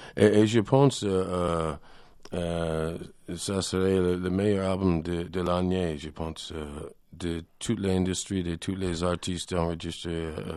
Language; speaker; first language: French; non-native, learner; English